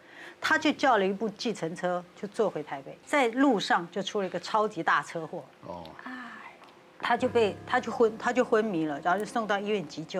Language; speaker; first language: Chinese; native; Chinese